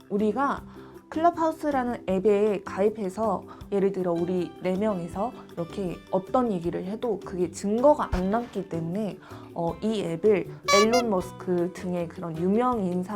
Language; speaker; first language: Korean; non-native, fluent; Mongolian